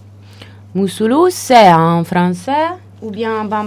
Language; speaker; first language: French; non-native, learner; Italian